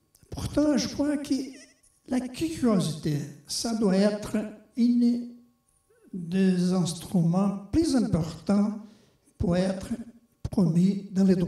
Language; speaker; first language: French; non-native, fluent; Portuguese